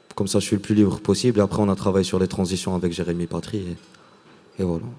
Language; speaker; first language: French; non-native, local second language; Arabic